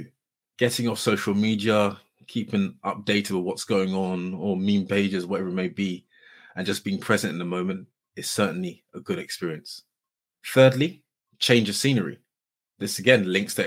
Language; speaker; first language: English; native; English